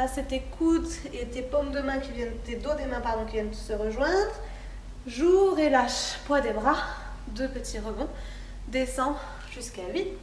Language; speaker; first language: French; native; French